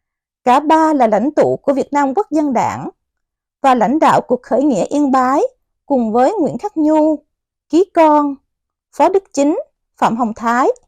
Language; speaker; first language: Vietnamese; native; Vietnamese